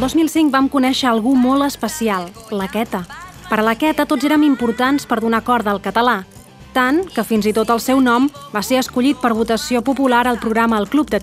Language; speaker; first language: Catalan; native; Catalan